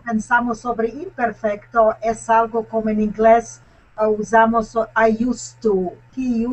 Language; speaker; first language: Spanish; non-native, learner; English